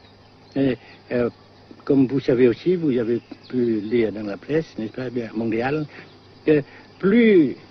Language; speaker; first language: French; non-native, fluent; Vietnamese